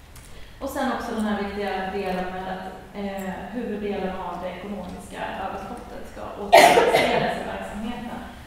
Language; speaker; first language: Swedish; native; Swedish